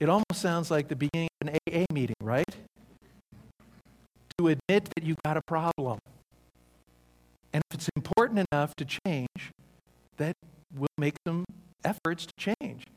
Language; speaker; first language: English; native; English